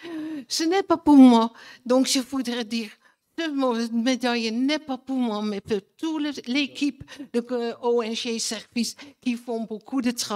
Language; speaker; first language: French; non-native, learner; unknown